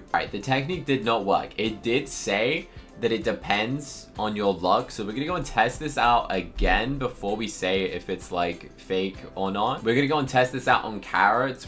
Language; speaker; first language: English; native; English